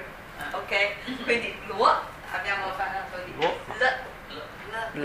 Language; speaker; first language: Italian; non-native, fluent; Chinese